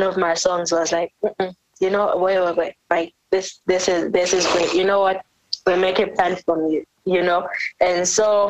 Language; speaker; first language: English; non-native, local second language; North Ndebele